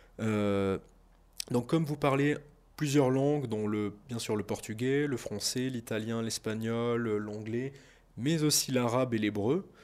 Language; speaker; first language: French; native; French